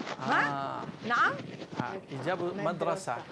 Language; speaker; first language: Arabic; non-native, fluent; Malay